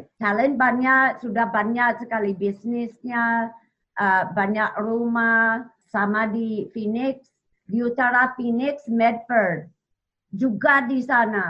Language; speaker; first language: Indonesian; non-native, learner; English